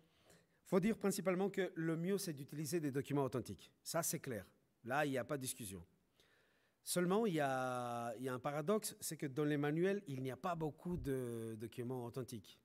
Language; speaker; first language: French; non-native, fluent; Spanish